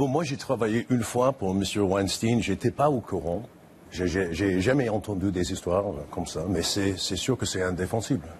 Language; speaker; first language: French; non-native, fluent; English